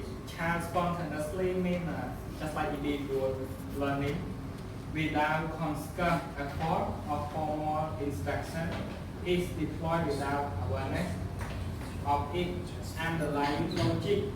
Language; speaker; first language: English; non-native, learner; Khmer